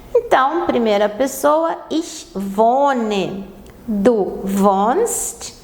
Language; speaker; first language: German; non-native, fluent; Portuguese